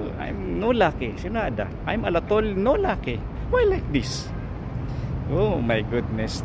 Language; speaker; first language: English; non-native, learner; Filipino